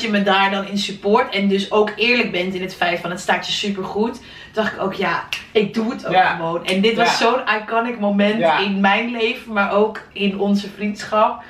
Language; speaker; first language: Dutch; native; Dutch